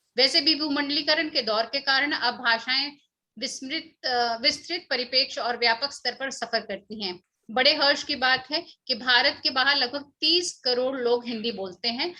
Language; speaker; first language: Hindi; native; Hindi